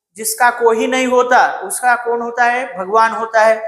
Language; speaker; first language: Hindi; non-native, local second language; Marathi